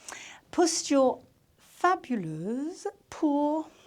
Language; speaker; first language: French; native; French